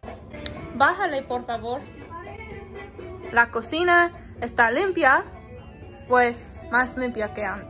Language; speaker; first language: Spanish; non-native, learner; English